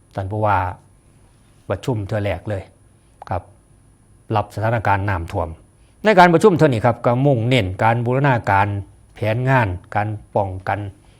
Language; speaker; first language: Thai; non-native, local second language; Northeastern Thai